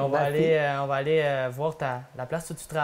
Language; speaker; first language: French; native; French